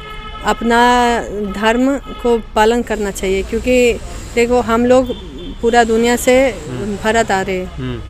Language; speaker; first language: Hindi; non-native, fluent; Spanish